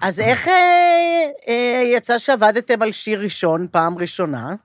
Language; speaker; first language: Hebrew; native; Hebrew